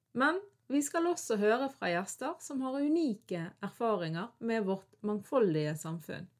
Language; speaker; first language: Norwegian; early bilingual, other home language; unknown